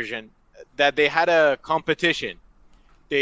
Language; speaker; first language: English; non-native, fluent; Persian